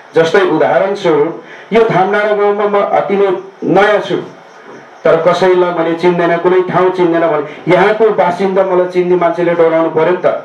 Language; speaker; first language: Nepali; non-native, local second language; Gurung